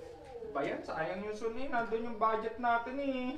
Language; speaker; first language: Filipino; native; Filipino